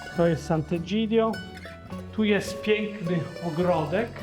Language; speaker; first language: Polish; non-native, fluent; Italian